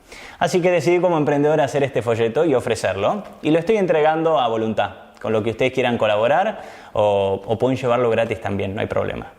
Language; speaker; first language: Spanish; native; Spanish